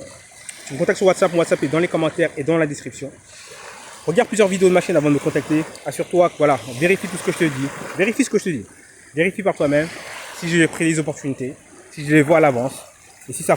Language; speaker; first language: French; native; French